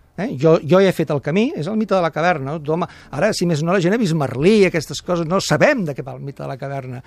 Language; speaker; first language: Catalan; native; Catalan